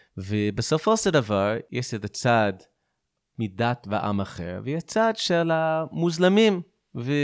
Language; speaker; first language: Hebrew; non-native, fluent; English